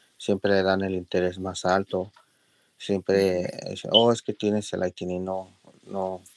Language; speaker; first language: Spanish; native; Spanish